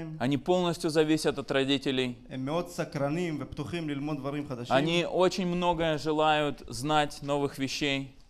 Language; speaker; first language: Russian; native; Russian